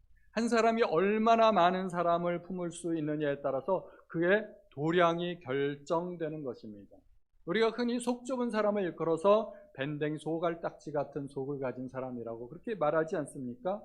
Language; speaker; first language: Korean; native; Korean